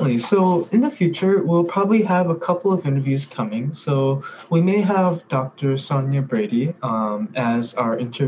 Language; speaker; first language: English; early bilingual, other home language; Korean